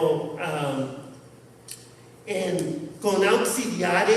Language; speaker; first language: Spanish; non-native, fluent; English